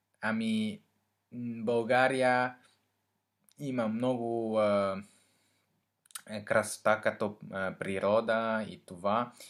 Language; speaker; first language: Bulgarian; non-native, learner; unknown